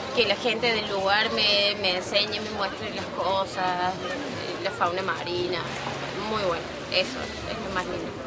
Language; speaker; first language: Spanish; native; Spanish